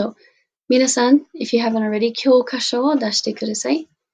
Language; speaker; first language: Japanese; non-native, fluent; English